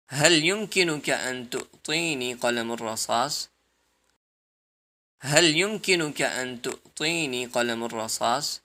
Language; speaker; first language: Arabic; non-native, fluent; Urdu